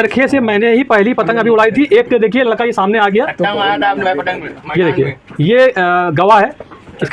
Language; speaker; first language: Hindi; native; Hindi